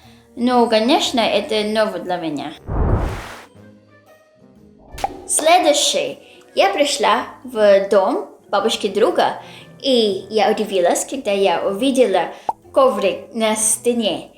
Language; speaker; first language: Russian; non-native, learner; Filipino